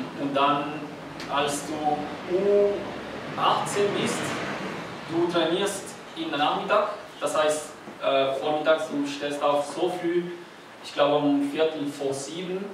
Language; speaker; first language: German; non-native, fluent; Catalan